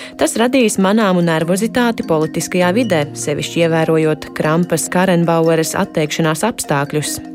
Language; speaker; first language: Latvian; native; Latvian